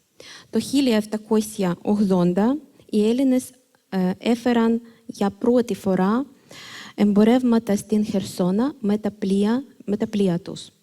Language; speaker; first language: Greek; non-native, fluent; Ukrainian